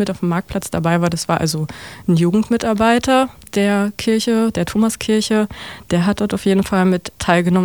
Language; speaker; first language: German; native; German